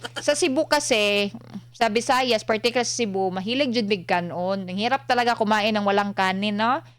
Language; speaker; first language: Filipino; non-native, local second language; Cebuano